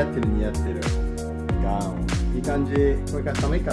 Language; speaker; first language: Japanese; native; Japanese